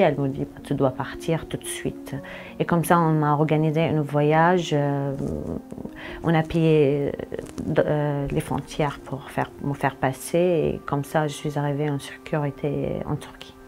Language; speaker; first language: French; non-native, fluent; Arabic